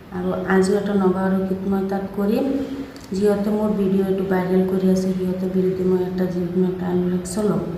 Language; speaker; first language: Assamese; non-native, local second language; Bangla